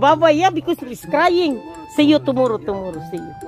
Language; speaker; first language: English; non-native, local second language; Filipino